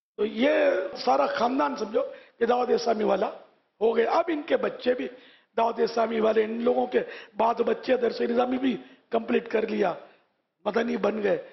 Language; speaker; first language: Urdu; native; Urdu